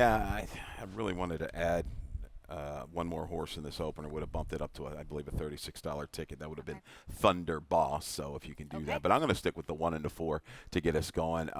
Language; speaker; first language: English; native; English